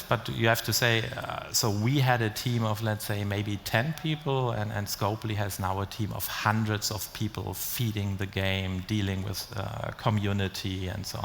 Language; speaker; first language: English; non-native, fluent; German